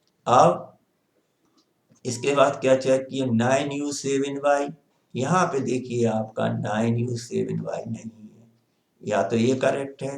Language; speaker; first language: Hindi; native; Hindi